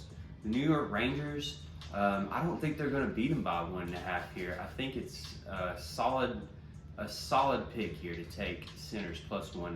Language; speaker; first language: English; native; English